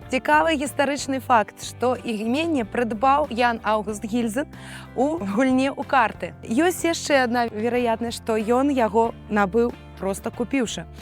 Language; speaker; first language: Belarusian; native; Belarusian